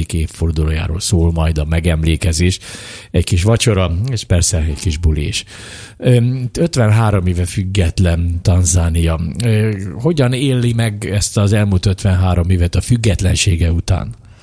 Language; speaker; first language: Hungarian; native; Hungarian